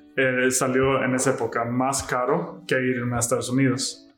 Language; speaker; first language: Spanish; non-native, fluent; Swedish